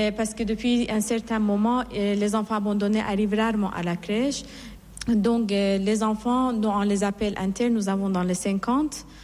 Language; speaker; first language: French; non-native, fluent; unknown